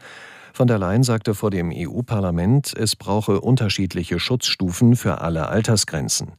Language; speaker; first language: German; native; German